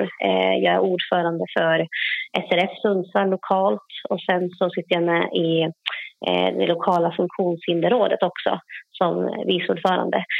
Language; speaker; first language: Swedish; native; Swedish